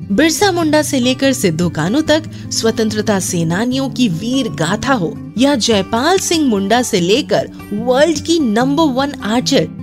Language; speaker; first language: Hindi; native; Hindi